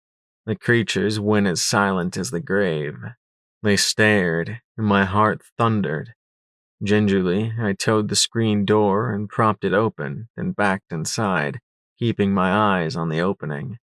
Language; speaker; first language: English; native; English